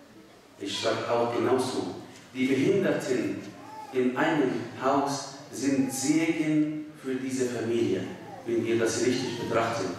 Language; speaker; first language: German; non-native, fluent; Arabic